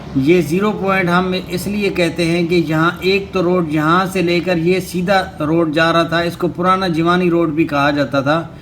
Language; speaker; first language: Urdu; non-native, local second language; Baluchi